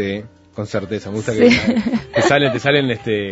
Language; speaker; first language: Spanish; native; Spanish